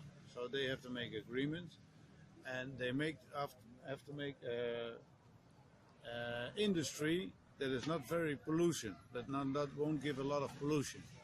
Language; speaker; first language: English; non-native, fluent; Dutch